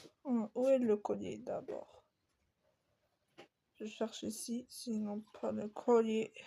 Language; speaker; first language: French; native; French